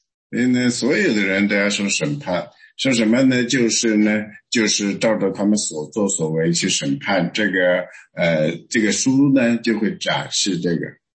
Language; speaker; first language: Chinese; native; Chinese